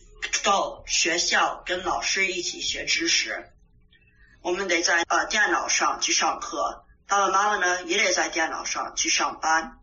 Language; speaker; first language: Chinese; early bilingual, heritage; Chinese